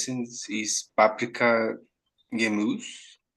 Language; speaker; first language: German; non-native, learner; Portuguese